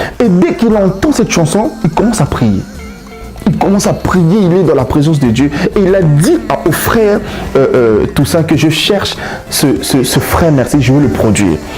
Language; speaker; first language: French; non-native, local second language; Lingala